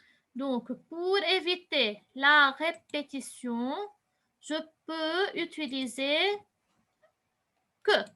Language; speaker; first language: French; non-native, local second language; Arabic